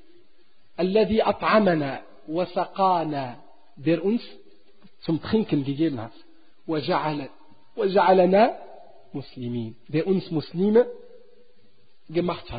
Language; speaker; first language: German; non-native, fluent; Arabic